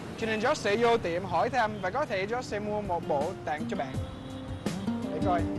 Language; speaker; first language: Vietnamese; non-native, fluent; English